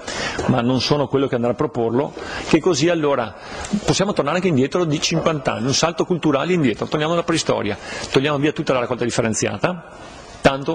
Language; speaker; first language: Italian; native; Italian